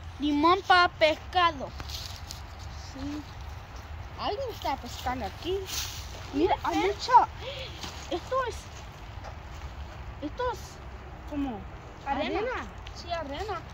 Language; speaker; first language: Spanish; early bilingual, heritage; Spanish